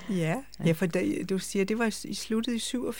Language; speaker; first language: Danish; native; Danish